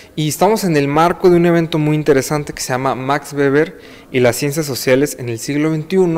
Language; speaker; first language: Spanish; native; Spanish